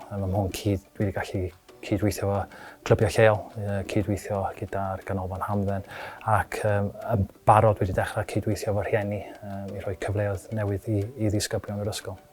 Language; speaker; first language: Welsh; native; Welsh